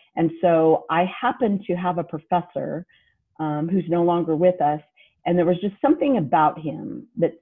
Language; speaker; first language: English; native; English